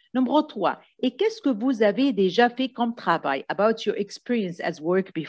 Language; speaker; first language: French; non-native, fluent; Arabic